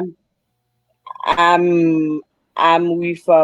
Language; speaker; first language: English; non-native, learner; French